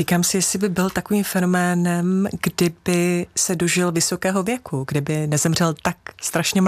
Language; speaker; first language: Czech; native; Czech